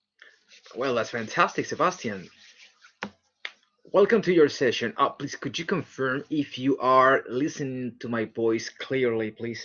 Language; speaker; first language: English; non-native, fluent; Spanish